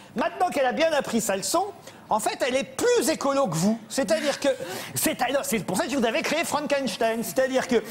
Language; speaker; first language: French; native; French